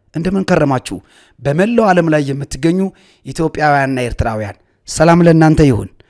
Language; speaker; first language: Amharic; native; Amharic